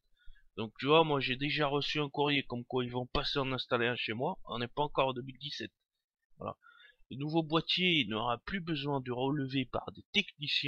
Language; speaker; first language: French; native; French